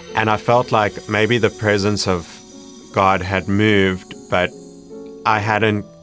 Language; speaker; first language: English; native; English